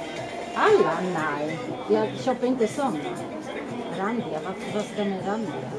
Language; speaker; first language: Swedish; non-native, learner; Chinese